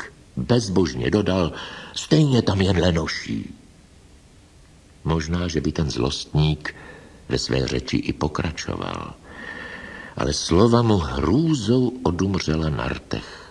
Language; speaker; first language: Czech; native; Czech